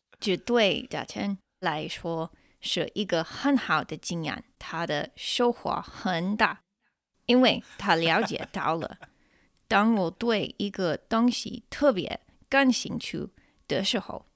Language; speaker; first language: Chinese; non-native, fluent; English